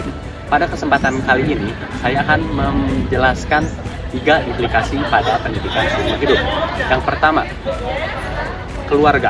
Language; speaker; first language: Indonesian; native; Indonesian